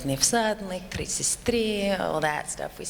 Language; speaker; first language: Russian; non-native, learner; English